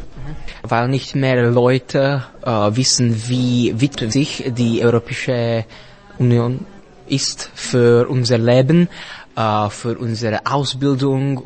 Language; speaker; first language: German; non-native, learner; Slovak